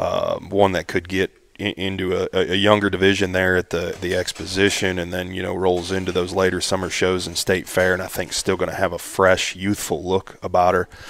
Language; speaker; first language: English; native; English